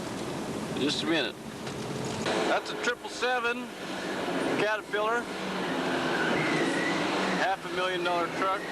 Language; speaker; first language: English; native; English